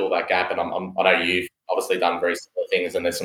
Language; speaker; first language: English; native; English